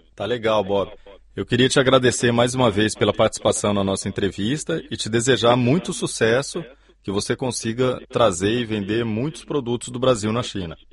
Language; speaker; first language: Portuguese; native; Portuguese